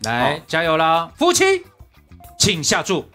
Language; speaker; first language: Chinese; native; Chinese